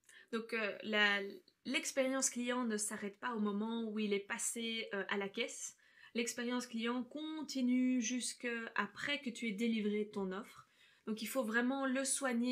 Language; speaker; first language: French; native; French